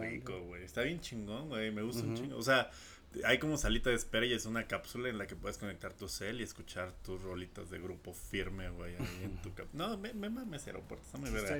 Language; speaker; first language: Spanish; native; Spanish